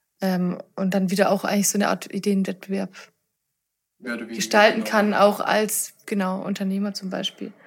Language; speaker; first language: German; native; German